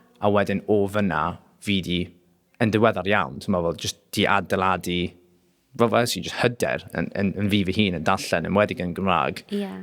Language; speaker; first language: Welsh; non-native, local second language; English